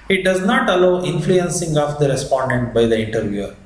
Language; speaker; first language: English; non-native, local second language; Kannada